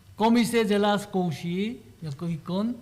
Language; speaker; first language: Czech; non-native, learner; Korean